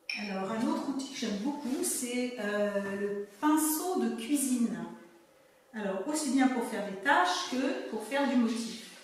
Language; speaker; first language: French; native; French